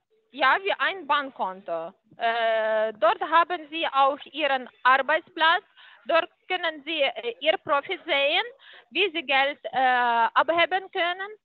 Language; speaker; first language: German; non-native, fluent; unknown